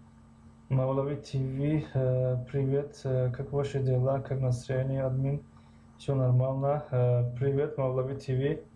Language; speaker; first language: Russian; non-native, learner; Persian